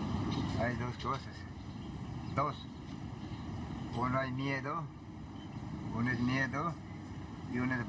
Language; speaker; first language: Spanish; non-native, local second language; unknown